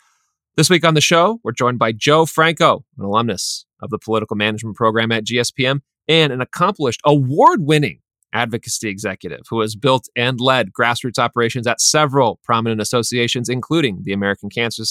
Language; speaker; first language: English; native; English